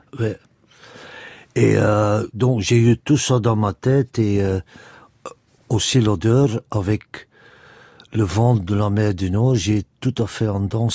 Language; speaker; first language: French; non-native, local second language; Dutch